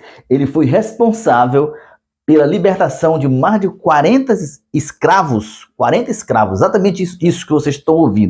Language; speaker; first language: Portuguese; native; Portuguese